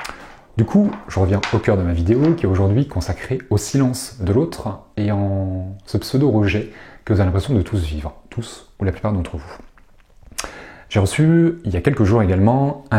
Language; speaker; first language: French; native; French